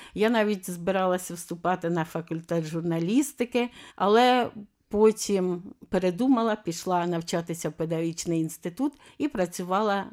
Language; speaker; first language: Ukrainian; native; Ukrainian